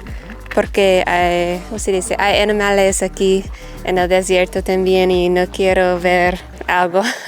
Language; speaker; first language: Spanish; non-native, learner; English